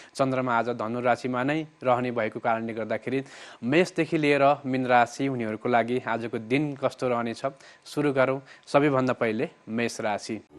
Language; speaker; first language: Nepali; native; Nepali